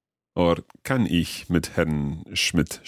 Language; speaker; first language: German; non-native, learner; English